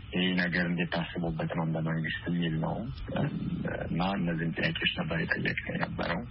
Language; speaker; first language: Amharic; native; Amharic